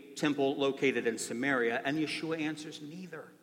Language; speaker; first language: English; native; English